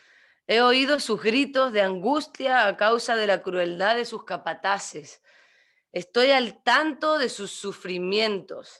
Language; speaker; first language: Spanish; native; Spanish